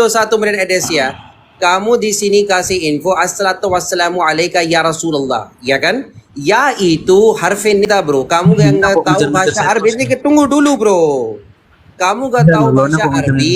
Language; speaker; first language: Indonesian; non-native, learner; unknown